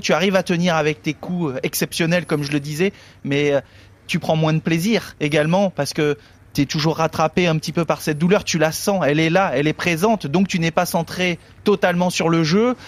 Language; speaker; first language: French; native; French